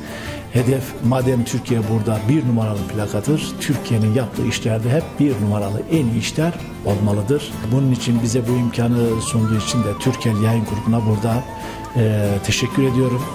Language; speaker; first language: Turkish; native; Turkish